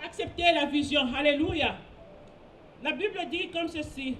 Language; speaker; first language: French; non-native, local second language; Lingala